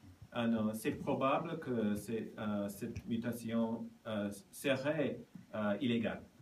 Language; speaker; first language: French; non-native, learner; Japanese